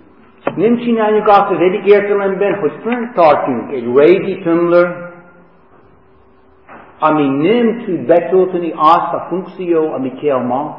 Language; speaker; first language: Hungarian; non-native, fluent; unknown